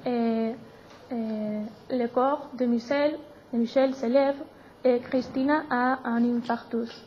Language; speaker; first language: French; non-native, learner; Spanish